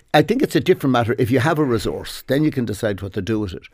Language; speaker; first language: English; native; English